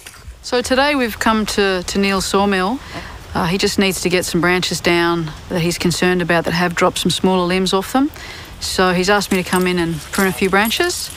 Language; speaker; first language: English; native; English